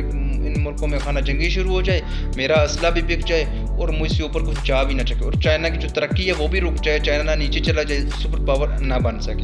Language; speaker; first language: Hindi; non-native, local second language; Punjabi